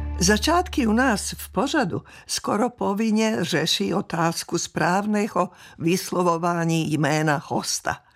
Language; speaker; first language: Czech; non-native, fluent; Serbian